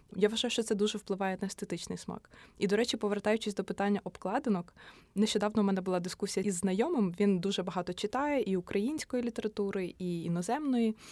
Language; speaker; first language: Ukrainian; native; Ukrainian